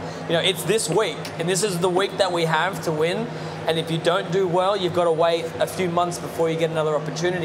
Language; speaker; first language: English; native; English